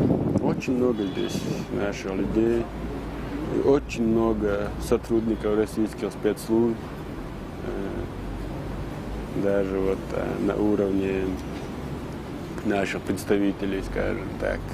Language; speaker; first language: Russian; non-native, local second language; Chechen